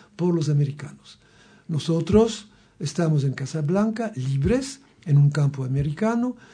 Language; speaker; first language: Spanish; non-native, fluent; French